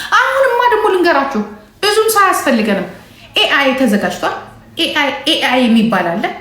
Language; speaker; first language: Amharic; non-native, local second language; Oromo